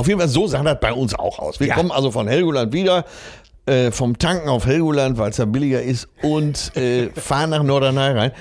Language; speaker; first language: German; native; German